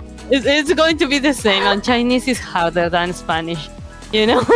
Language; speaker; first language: English; non-native, fluent; Spanish